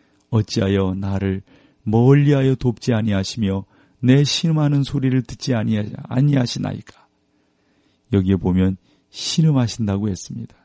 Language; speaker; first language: Korean; native; Korean